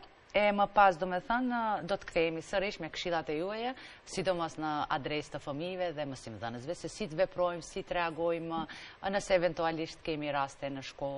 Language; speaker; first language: Albanian; native; Albanian